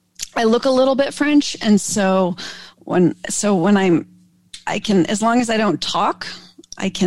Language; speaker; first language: English; native; English